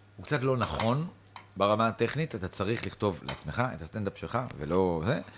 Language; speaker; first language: Hebrew; native; Hebrew